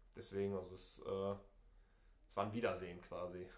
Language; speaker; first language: German; native; German